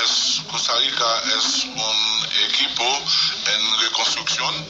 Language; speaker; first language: Spanish; non-native, fluent; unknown